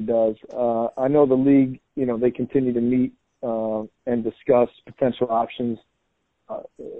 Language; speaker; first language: English; native; English